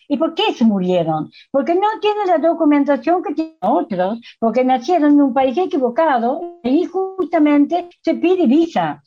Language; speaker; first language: Spanish; non-native, fluent; Dutch